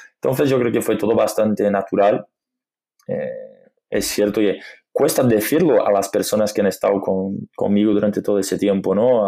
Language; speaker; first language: Spanish; non-native, fluent; Portuguese